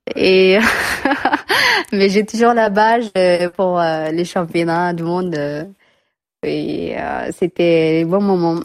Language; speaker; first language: French; non-native, learner; Tigrinya